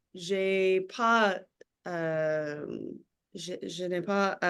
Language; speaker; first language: French; non-native, learner; English